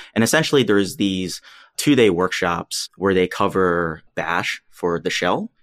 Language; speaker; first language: English; native; English